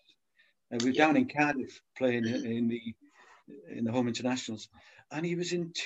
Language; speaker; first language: English; native; English